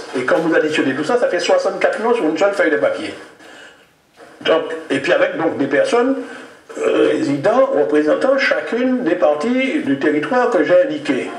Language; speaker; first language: French; native; French